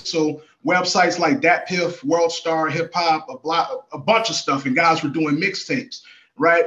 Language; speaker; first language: English; native; English